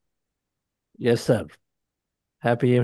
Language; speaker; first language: Telugu; native; Telugu